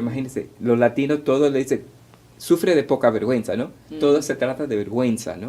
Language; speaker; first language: Spanish; early bilingual, heritage; Spanish